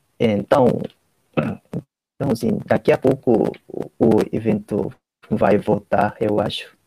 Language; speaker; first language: Portuguese; non-native, learner; Japanese